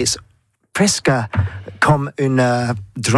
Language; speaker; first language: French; non-native, learner; English